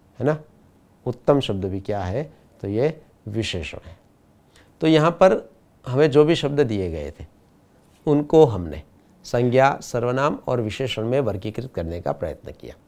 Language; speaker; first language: Hindi; non-native, local second language; Gujarati